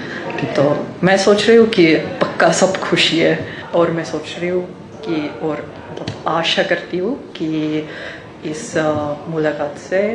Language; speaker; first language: Hindi; non-native, learner; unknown